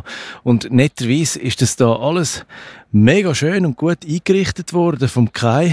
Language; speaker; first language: German; native; German